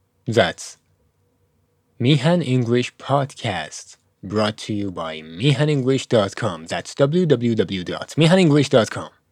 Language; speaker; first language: English; non-native, fluent; Persian